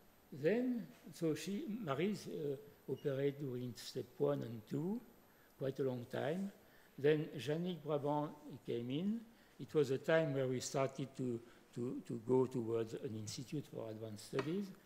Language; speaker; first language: English; non-native, fluent; French